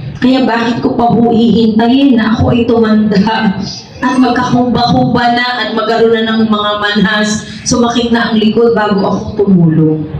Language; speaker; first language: Filipino; native; Filipino